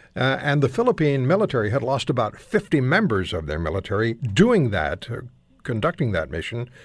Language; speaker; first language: English; native; English